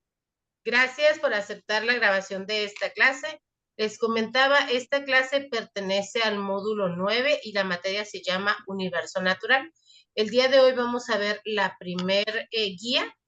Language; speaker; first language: Spanish; native; Spanish